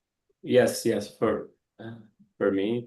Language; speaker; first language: English; non-native, learner; Portuguese